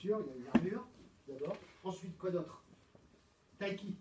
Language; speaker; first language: French; native; French